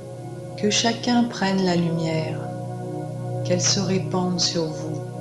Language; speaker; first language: French; native; French